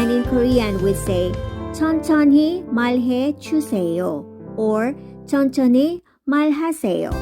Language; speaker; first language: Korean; non-native, learner; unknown